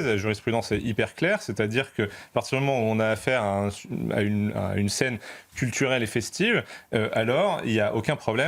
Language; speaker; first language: French; native; French